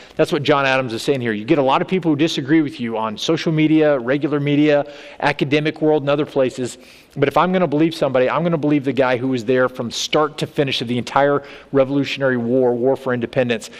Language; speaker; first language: English; native; English